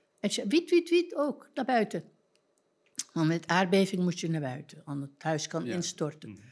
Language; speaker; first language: Dutch; native; Dutch